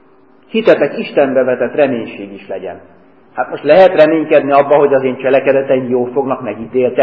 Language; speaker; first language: Hungarian; native; Hungarian